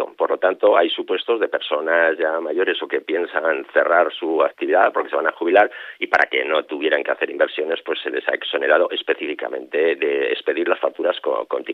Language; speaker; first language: Spanish; native; Spanish